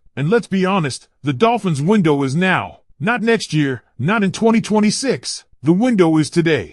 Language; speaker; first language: English; native; English